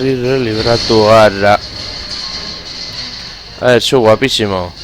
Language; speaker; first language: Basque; non-native, local second language; Spanish